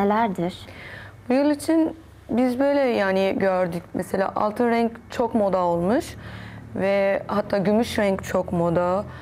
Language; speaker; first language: Turkish; non-native, learner; Arabic